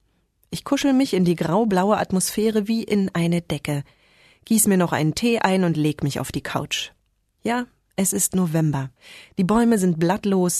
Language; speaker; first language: German; native; German